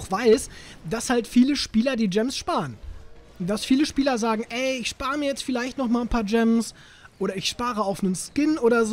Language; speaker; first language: German; native; German